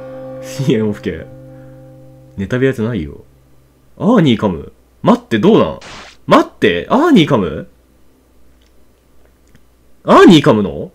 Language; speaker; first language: Japanese; native; Japanese